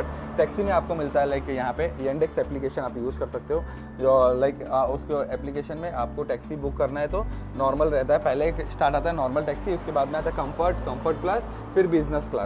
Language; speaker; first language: Hindi; native; Hindi